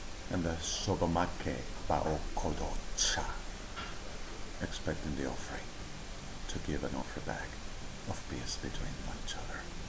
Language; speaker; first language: English; non-native, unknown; Spanish